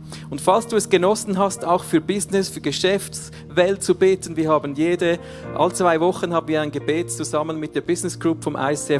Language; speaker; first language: German; native; German